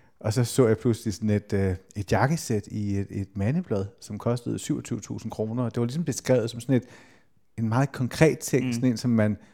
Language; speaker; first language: Danish; native; Danish